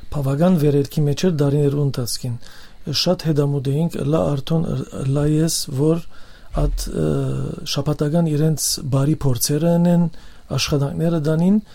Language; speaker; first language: Armenian; native; Armenian